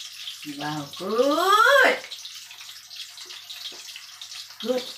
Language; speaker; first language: English; non-native, learner; Thai